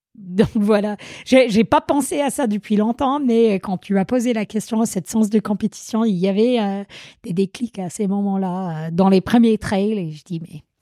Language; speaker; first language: French; non-native, fluent; English